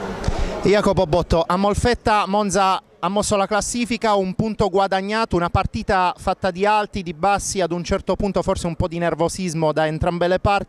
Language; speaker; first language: Italian; native; Italian